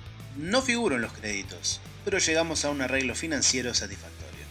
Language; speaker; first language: Spanish; native; Spanish